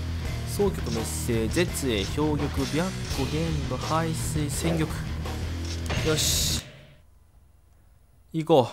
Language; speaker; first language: Japanese; native; Japanese